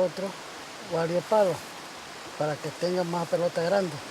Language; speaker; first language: Spanish; non-native, local second language; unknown